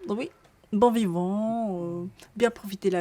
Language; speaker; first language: French; non-native, learner; Japanese